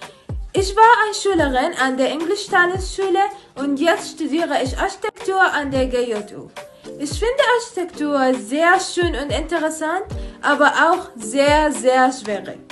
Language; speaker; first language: German; non-native, learner; Arabic